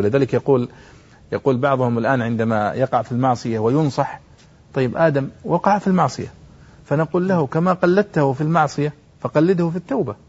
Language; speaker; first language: Arabic; native; Arabic